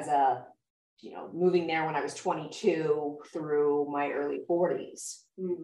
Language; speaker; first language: English; native; English